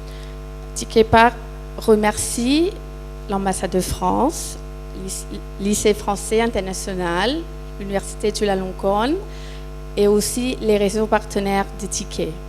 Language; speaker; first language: French; non-native, fluent; Thai